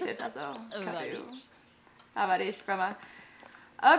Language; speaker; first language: Spanish; non-native, learner; English